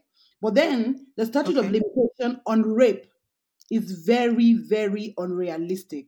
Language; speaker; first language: English; non-native, local second language; Yoruba